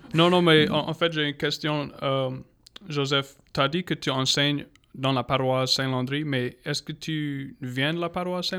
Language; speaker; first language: French; non-native, local second language; English